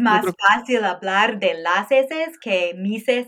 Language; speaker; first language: Spanish; non-native, fluent; English